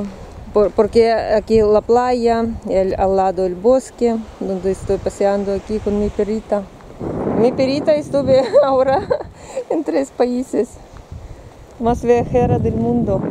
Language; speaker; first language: Spanish; non-native, learner; Russian